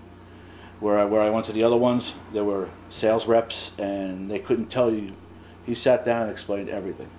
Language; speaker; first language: English; native; English